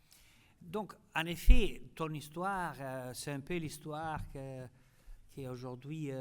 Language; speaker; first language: French; non-native, fluent; Italian